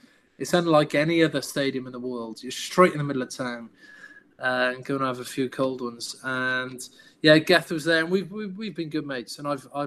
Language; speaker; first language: English; native; English